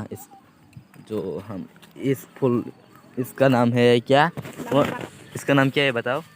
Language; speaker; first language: Hindi; non-native, local second language; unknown